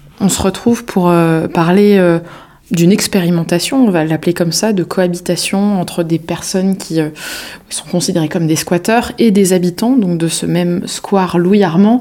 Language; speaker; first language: French; native; French